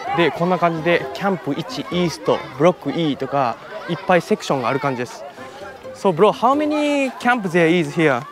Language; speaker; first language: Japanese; native; Japanese